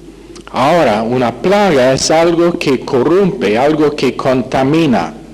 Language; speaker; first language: Spanish; non-native, fluent; English